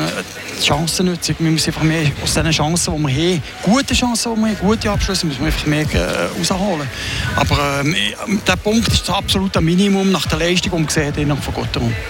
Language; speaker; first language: German; native; German